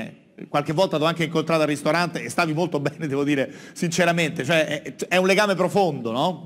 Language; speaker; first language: Italian; native; Italian